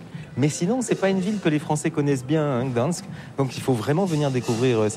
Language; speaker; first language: French; native; French